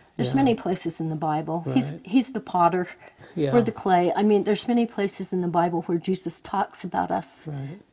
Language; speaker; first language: English; native; English